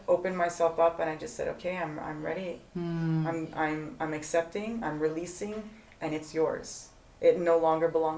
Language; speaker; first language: English; native; English